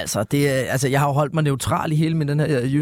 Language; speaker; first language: Danish; native; Danish